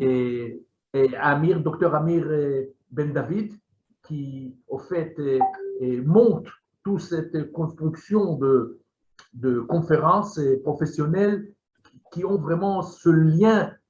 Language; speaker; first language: French; non-native, fluent; Hebrew